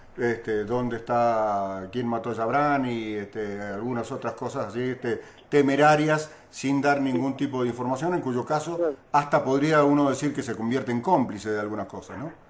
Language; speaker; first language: Spanish; native; Spanish